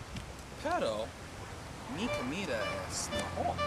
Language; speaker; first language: Spanish; non-native, learner; English